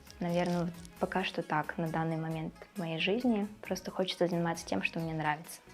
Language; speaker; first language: Russian; native; Russian